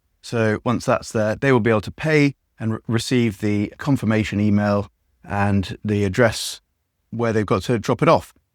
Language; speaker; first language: English; native; English